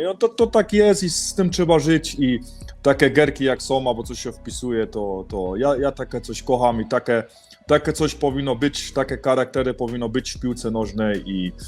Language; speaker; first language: Polish; early bilingual, heritage; Polish